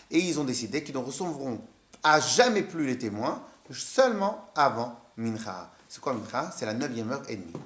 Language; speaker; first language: French; native; French